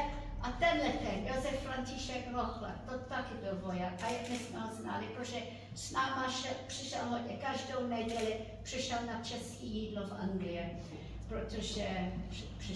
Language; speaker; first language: Czech; early bilingual, heritage; Czech